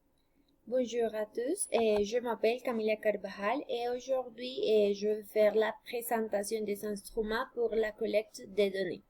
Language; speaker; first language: French; non-native, fluent; Spanish